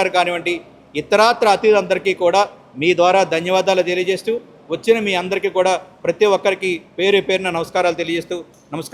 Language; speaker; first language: Telugu; native; Telugu